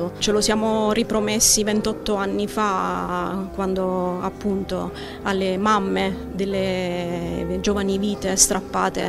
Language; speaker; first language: Italian; native; Italian